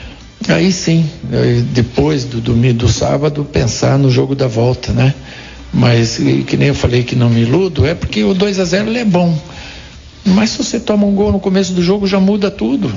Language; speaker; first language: Portuguese; native; Portuguese